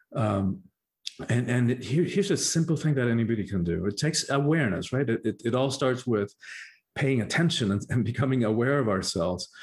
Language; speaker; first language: English; early bilingual, other home language; Spanish